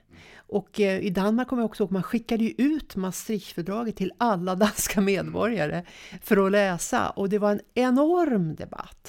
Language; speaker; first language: Swedish; native; Swedish